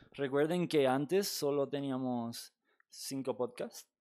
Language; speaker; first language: Spanish; native; Spanish